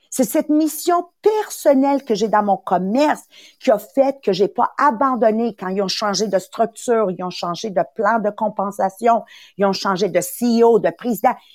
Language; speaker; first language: French; early bilingual, other home language; Italian